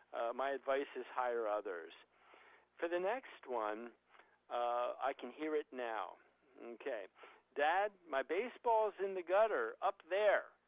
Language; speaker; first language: English; native; English